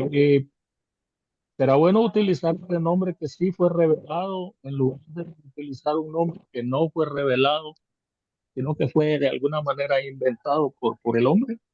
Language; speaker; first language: Spanish; native; Spanish